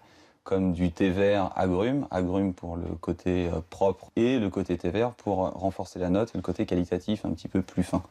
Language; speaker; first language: French; native; French